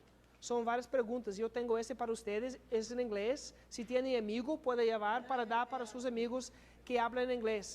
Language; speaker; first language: Spanish; non-native, learner; English